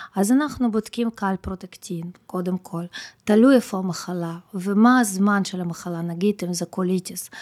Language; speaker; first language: Hebrew; non-native, fluent; Russian